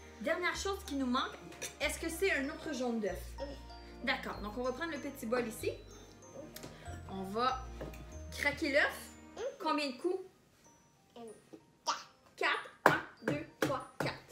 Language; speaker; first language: French; native; French